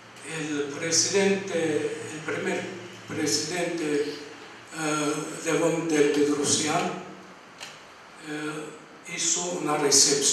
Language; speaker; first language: Spanish; non-native, fluent; Armenian